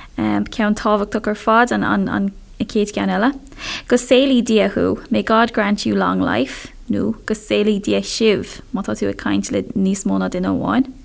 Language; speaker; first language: Irish; non-native, local second language; English